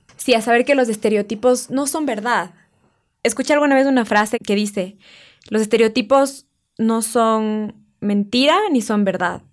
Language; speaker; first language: Spanish; native; Spanish